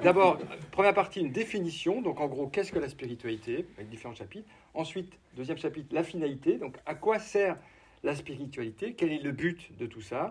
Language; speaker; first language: French; native; French